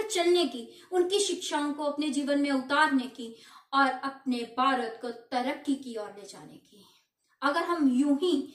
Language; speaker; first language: Hindi; non-native, local second language; Punjabi